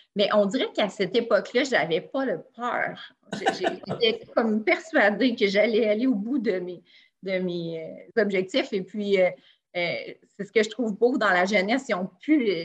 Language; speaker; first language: French; native; French